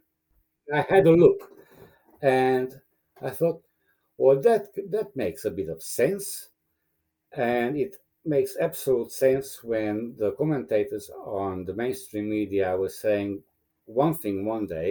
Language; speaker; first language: English; non-native, fluent; Romanian